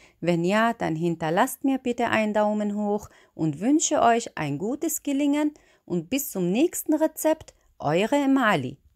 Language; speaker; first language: German; non-native, fluent; Arabic